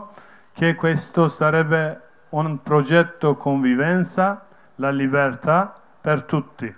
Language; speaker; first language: Italian; non-native, learner; Kurdish